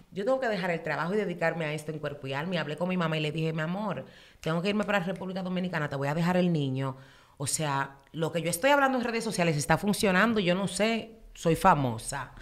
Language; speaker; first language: Spanish; early bilingual, heritage; Spanish